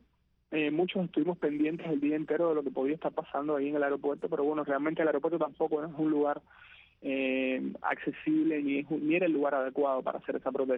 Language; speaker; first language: Spanish; native; Spanish